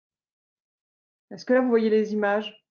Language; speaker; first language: French; native; French